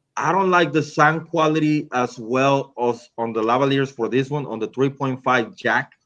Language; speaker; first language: English; non-native, fluent; Spanish